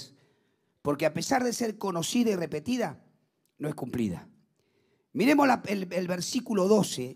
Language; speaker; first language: Spanish; native; Spanish